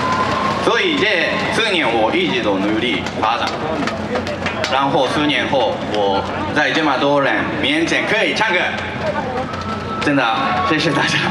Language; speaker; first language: Chinese; non-native, fluent; Japanese